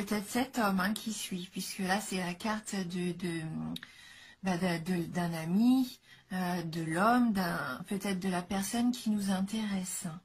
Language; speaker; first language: French; native; French